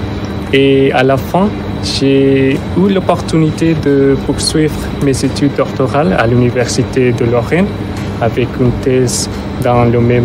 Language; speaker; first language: French; non-native, fluent; Spanish